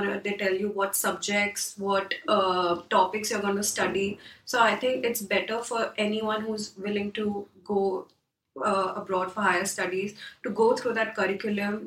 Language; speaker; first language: English; non-native, local second language; Hindi